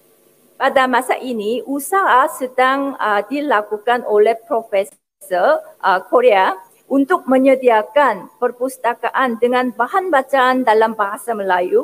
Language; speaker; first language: Indonesian; non-native, fluent; Korean